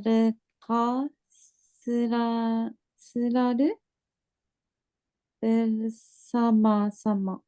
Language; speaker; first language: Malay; non-native, learner; Japanese